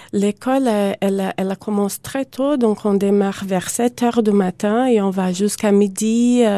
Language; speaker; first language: French; non-native, fluent; Portuguese